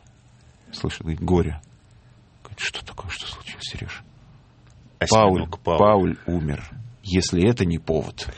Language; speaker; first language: Russian; native; Russian